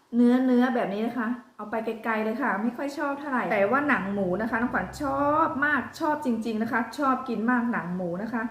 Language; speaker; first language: Thai; native; Thai